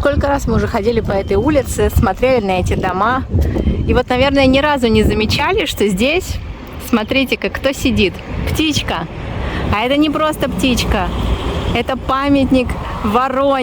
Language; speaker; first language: Russian; native; Russian